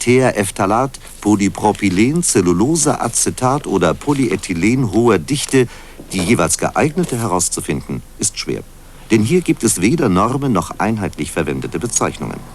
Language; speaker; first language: German; native; German